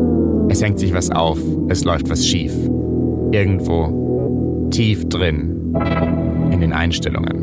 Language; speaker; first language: German; native; German